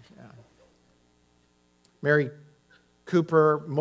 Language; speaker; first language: English; native; English